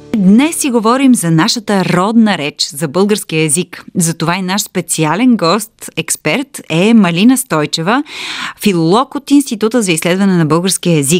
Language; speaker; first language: Bulgarian; native; Bulgarian